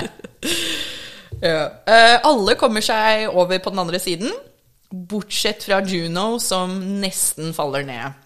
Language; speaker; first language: Norwegian; early bilingual, other home language; English